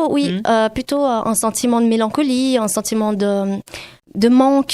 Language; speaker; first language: French; native; French